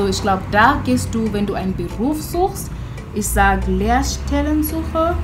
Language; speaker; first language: German; non-native, fluent; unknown